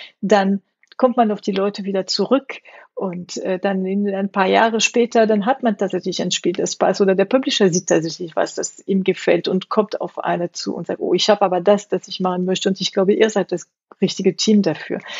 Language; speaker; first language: German; non-native, fluent; French